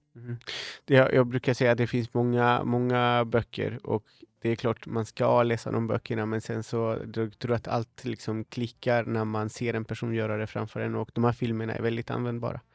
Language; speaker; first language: Swedish; non-native, fluent; Spanish